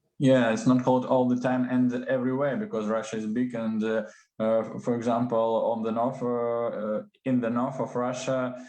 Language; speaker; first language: English; non-native, learner; Russian